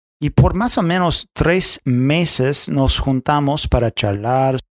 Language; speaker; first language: Spanish; non-native, fluent; English